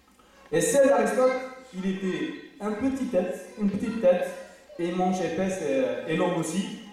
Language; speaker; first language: French; non-native, fluent; Uzbek